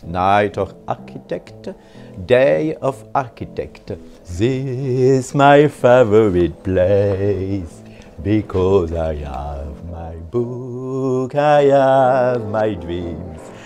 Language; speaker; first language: English; non-native, learner; French